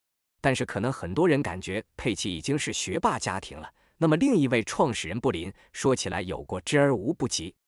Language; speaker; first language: Chinese; native; Chinese